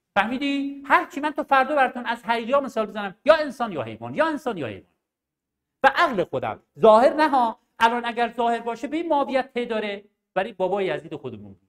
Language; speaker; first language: Persian; non-native, local second language; Arabic